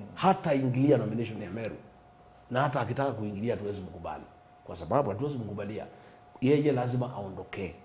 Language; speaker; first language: Swahili; non-native, local second language; Kikuyu